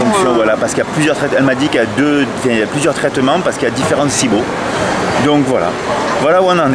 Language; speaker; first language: French; native; French